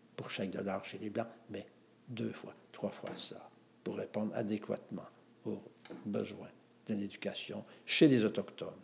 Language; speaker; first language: French; native; French